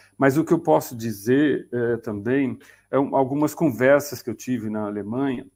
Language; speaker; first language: Portuguese; native; Portuguese